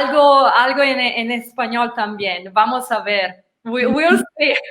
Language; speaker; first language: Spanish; non-native, learner; Italian